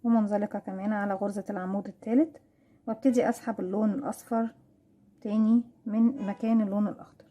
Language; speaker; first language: Arabic; native; Arabic